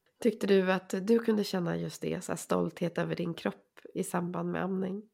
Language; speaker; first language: Swedish; native; Swedish